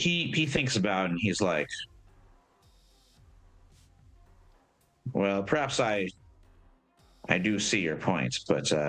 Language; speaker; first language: English; native; English